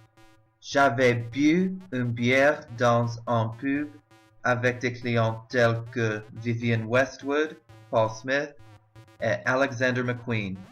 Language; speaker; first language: French; non-native, learner; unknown